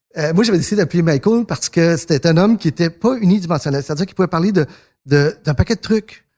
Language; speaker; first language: French; early bilingual, other home language; Spanish